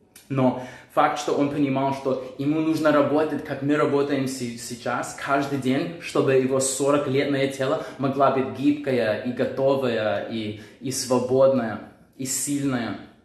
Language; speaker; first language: Russian; non-native, fluent; English